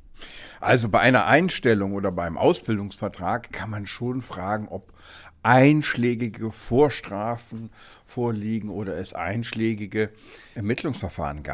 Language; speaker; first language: German; native; German